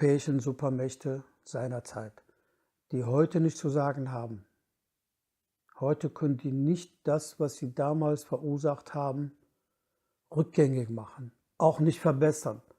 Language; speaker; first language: German; non-native, fluent; Kurdish